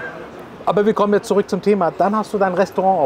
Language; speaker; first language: German; native; German